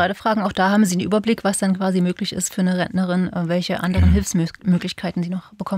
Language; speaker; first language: German; native; German